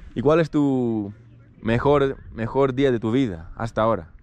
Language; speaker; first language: Spanish; non-native, learner; Greek